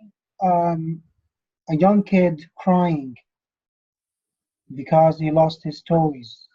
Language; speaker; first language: English; non-native, fluent; Arabic